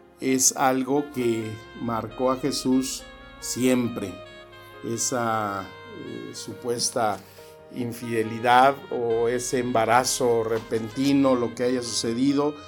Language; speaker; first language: Spanish; native; Spanish